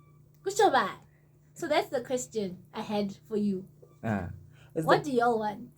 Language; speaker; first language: English; non-native, local second language; Zulu